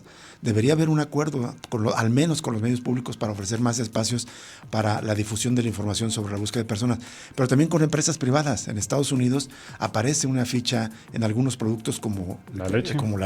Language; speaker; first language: Spanish; native; Spanish